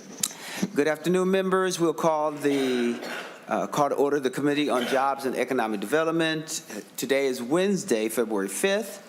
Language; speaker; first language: English; native; English